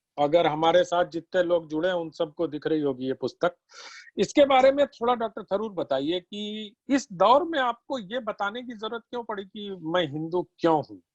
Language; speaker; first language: Hindi; native; Hindi